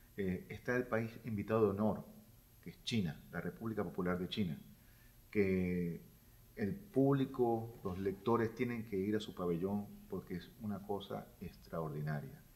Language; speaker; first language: Spanish; native; Spanish